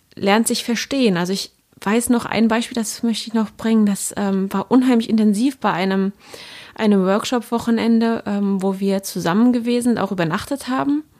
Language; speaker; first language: German; native; German